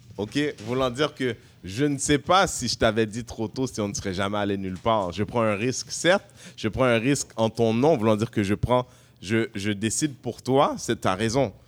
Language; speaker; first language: French; native; French